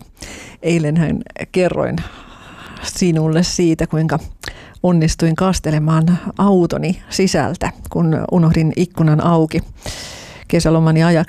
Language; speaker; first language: Finnish; native; Finnish